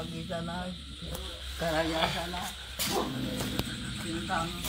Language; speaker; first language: Indonesian; non-native, local second language; Hakka Chinese